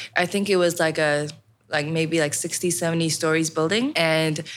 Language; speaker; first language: English; non-native, local second language; Cantonese